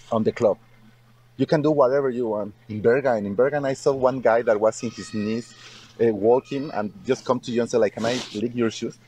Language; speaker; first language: English; non-native, learner; Spanish